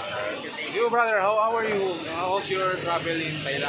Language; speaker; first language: English; non-native, local second language; Filipino